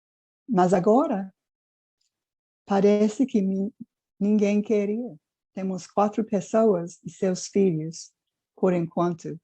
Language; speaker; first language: Portuguese; non-native, fluent; English